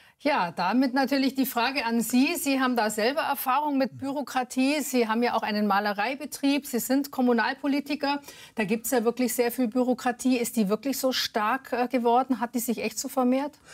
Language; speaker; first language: German; native; German